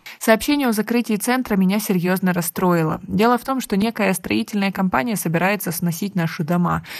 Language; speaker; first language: Russian; non-native, local second language; Tajik